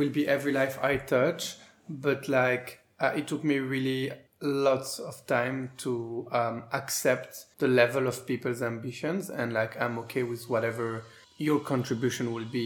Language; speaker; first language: English; non-native, fluent; French